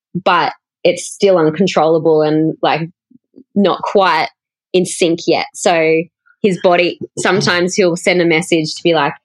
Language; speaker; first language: English; native; English